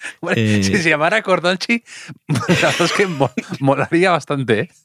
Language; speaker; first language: Spanish; native; Spanish